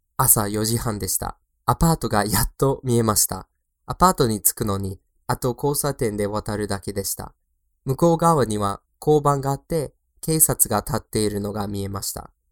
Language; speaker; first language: Japanese; non-native, fluent; English